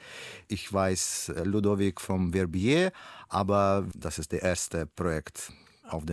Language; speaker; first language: German; non-native, learner; Russian